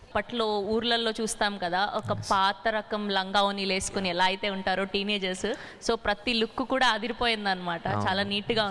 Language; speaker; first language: Telugu; native; Telugu